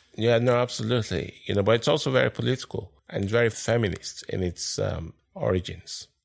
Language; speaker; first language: English; non-native, local second language; Yoruba